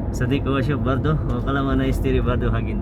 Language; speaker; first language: Arabic; non-native, learner; Filipino